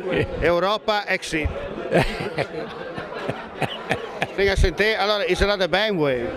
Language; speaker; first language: Italian; native; Italian